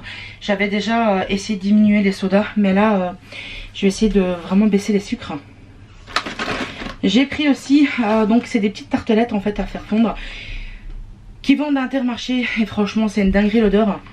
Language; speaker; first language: French; native; French